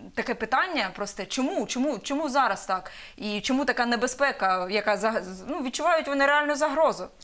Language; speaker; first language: Ukrainian; native; Ukrainian